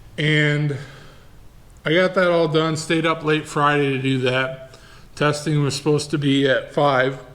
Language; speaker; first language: English; native; English